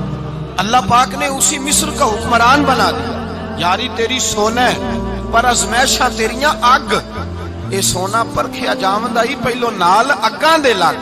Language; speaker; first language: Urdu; non-native, local second language; Punjabi